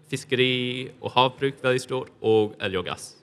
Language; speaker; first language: Norwegian; non-native, fluent; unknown